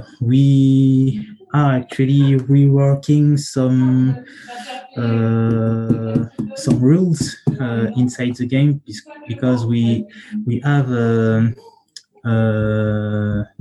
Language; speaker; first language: English; non-native, learner; French